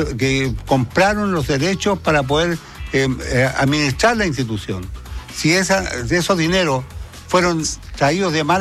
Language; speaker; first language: Spanish; native; Spanish